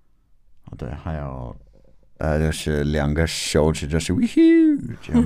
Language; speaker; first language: Chinese; non-native, learner; English